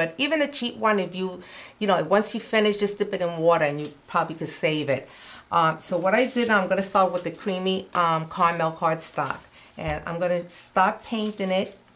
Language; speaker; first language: English; non-native, fluent; Spanish